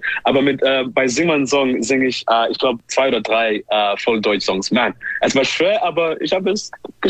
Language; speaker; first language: German; non-native, learner; English